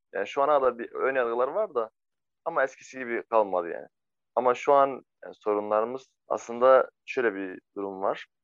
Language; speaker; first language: Turkish; non-native, fluent; Arabic